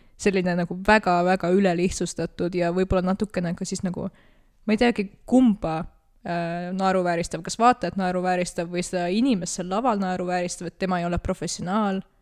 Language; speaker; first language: Estonian; non-native, local second language; Russian